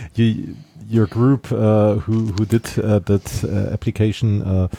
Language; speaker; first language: English; non-native, fluent; German